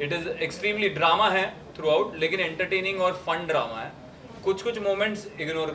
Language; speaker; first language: Hindi; native; Hindi